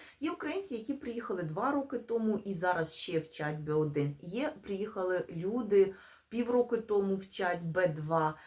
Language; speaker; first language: Ukrainian; non-native, local second language; Russian